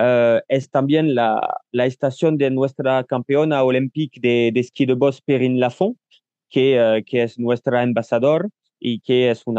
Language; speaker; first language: Spanish; non-native, learner; French